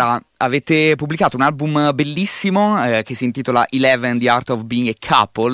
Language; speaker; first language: Italian; native; Italian